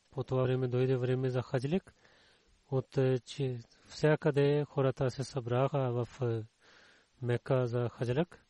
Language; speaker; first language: Bulgarian; non-native, learner; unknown